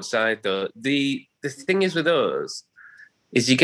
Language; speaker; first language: English; native; English